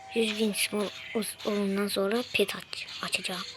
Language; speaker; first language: Turkish; non-native, learner; Azerbaijani